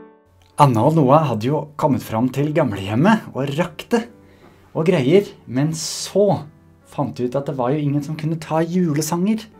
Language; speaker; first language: Norwegian; native; Norwegian